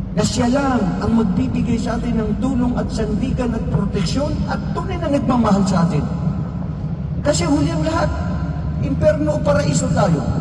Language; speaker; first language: Filipino; non-native, local second language; Maranao